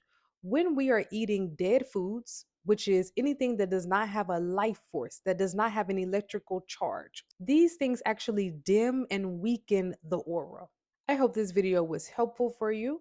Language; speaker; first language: English; native; English